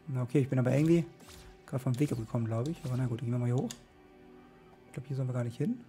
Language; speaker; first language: German; native; German